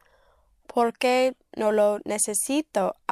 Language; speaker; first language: Spanish; non-native, learner; English